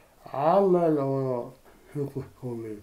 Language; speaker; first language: Mongolian; non-native, learner; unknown